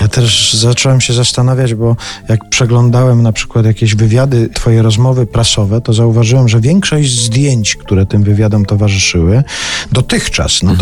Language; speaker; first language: Polish; native; Polish